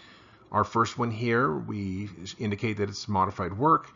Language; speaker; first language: English; native; English